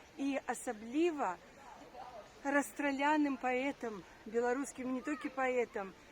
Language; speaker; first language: Belarusian; non-native, local second language; Russian